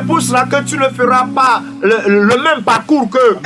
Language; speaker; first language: French; non-native, local second language; Ewe